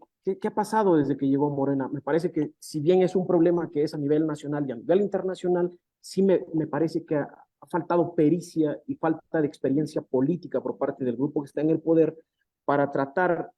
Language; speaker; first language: Spanish; native; Spanish